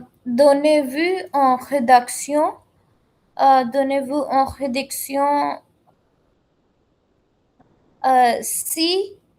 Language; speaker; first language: French; non-native, learner; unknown